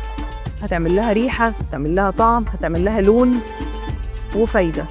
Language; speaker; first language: Arabic; native; Arabic